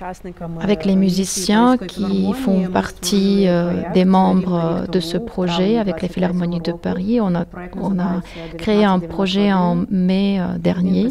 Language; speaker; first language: French; non-native, fluent; Ukrainian